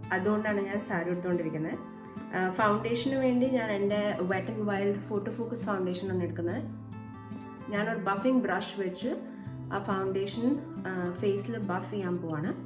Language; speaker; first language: Malayalam; early bilingual, heritage; Malayalam